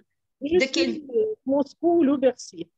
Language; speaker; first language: French; non-native, fluent; Russian